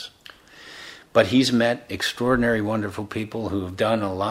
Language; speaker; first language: English; native; English